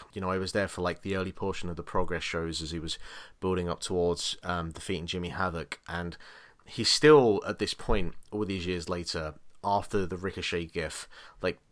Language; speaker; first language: English; native; English